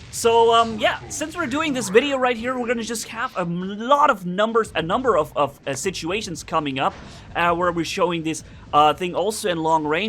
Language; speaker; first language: English; non-native, fluent; German